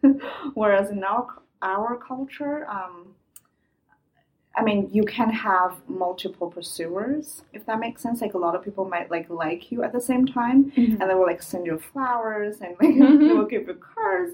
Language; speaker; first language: English; non-native, fluent; Chinese